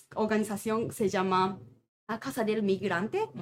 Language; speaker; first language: Spanish; non-native, learner; Japanese